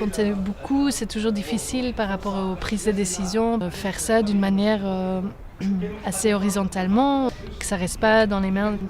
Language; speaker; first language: French; native; French